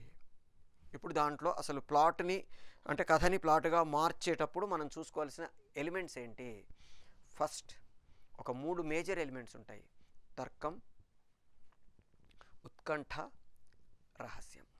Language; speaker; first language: Telugu; native; Telugu